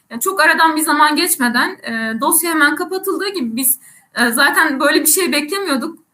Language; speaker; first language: Turkish; native; Turkish